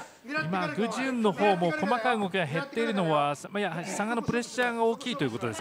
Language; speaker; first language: Japanese; native; Japanese